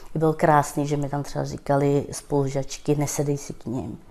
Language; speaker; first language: Czech; non-native, local second language; Romany